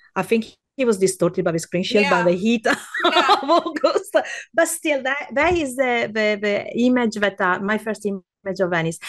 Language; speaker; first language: English; non-native, fluent; Italian